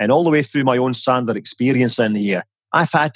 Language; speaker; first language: English; native; English